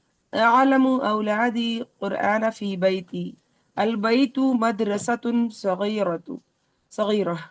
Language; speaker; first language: Arabic; non-native, learner; Urdu